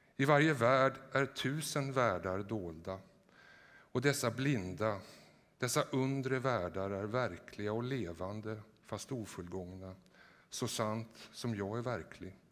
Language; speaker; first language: Swedish; native; Swedish